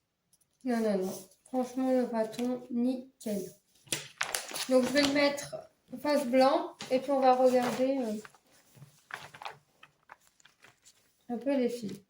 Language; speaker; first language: French; native; French